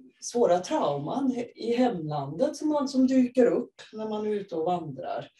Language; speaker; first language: Swedish; native; Swedish